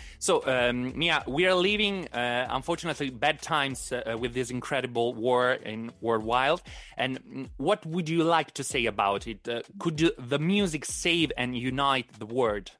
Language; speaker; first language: English; non-native, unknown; Italian